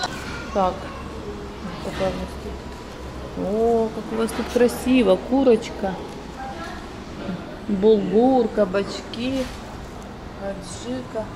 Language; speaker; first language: Russian; native; Russian